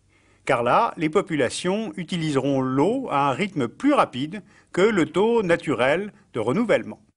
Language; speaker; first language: French; native; French